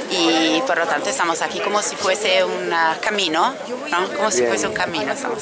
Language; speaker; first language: Spanish; non-native, fluent; Italian